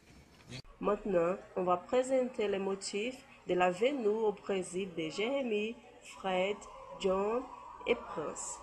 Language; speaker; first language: French; non-native, learner; Portuguese